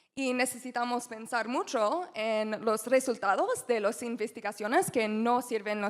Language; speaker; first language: Spanish; non-native, learner; English